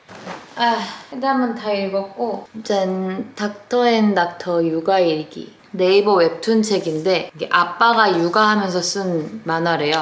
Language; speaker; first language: Korean; native; Korean